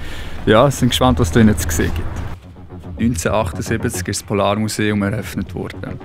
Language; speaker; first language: German; native; German